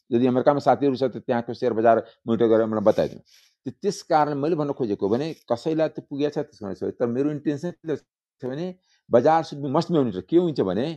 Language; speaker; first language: Nepali; non-native, local second language; Maithili